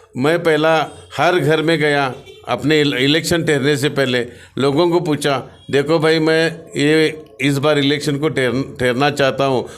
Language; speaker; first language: Hindi; non-native, local second language; Marathi